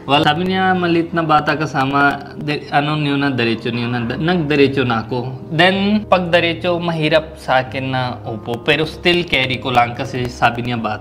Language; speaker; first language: Filipino; non-native, learner; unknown